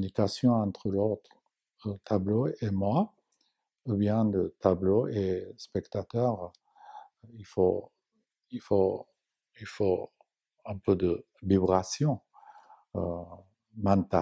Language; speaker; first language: French; non-native, learner; Japanese